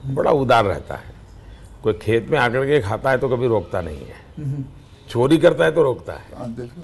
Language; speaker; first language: Hindi; non-native, local second language; Gujarati